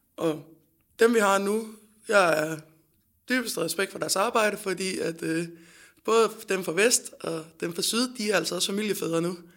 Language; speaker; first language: Danish; native; Danish